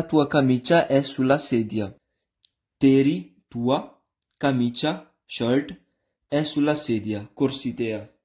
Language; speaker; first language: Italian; non-native, fluent; Punjabi